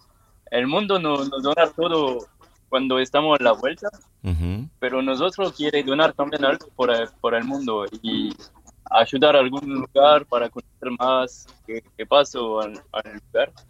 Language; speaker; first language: Spanish; non-native, learner; French